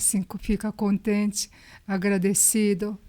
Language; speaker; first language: Portuguese; non-native, learner; Japanese